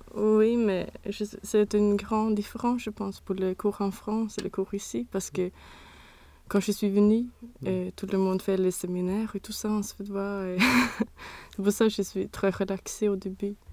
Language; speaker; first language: French; non-native, learner; Swedish